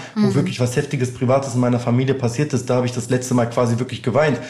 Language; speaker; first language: German; native; German